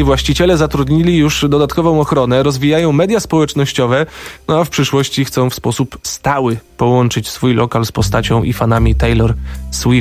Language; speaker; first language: Polish; native; Polish